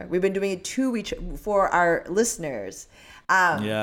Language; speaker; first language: English; early bilingual, other home language; Korean